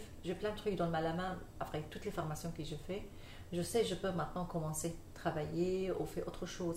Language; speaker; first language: French; non-native, learner; Arabic